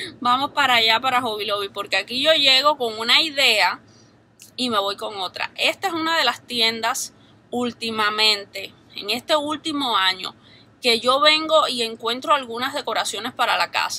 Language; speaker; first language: Spanish; native; Spanish